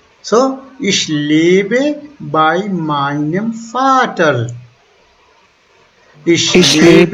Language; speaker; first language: German; non-native, fluent; Hindi